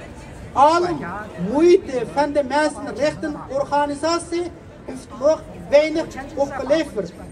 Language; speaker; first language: Dutch; non-native, fluent; Uyghur